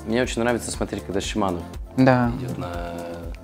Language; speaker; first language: Russian; early bilingual, heritage; Russian